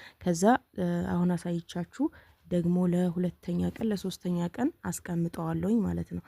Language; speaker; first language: Amharic; native; Amharic